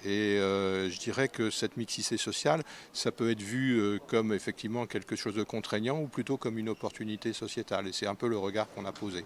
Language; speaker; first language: French; native; French